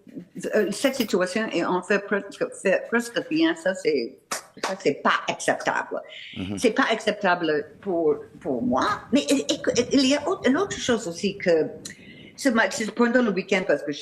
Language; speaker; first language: French; non-native, fluent; English